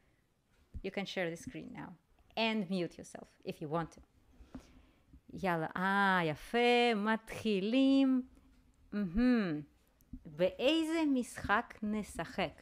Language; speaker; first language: Hebrew; native; Hebrew